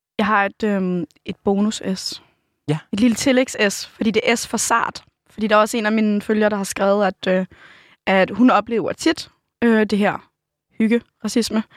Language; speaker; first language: Danish; native; Danish